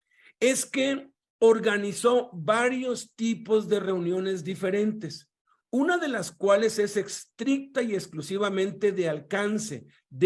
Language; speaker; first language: Spanish; native; Spanish